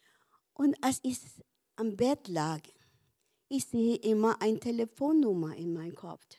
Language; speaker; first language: German; non-native, learner; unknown